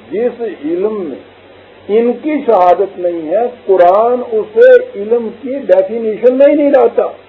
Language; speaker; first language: Urdu; non-native, local second language; Punjabi